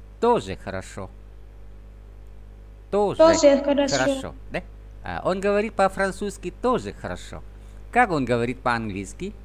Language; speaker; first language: Russian; non-native, fluent; Vietnamese